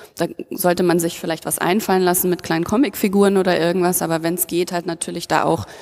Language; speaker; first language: German; native; German